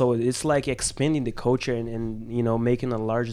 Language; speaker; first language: English; non-native, fluent; Portuguese